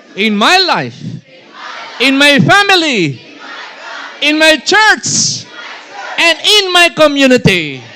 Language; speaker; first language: English; non-native, local second language; Filipino